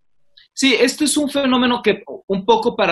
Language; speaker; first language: Spanish; native; Spanish